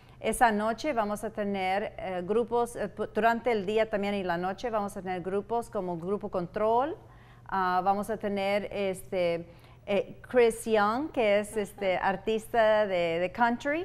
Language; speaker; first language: Spanish; early bilingual, heritage; Spanish